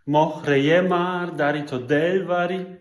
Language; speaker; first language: Persian; non-native, learner; German